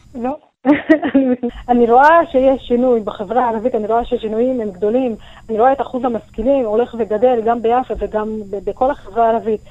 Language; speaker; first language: Hebrew; non-native, local second language; Arabic